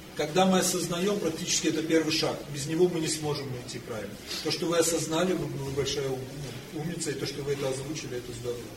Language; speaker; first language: Russian; non-native, fluent; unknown